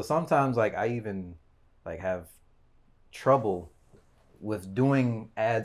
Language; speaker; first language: English; native; English